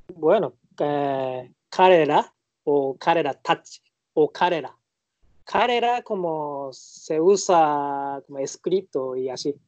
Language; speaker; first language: Spanish; non-native, learner; Japanese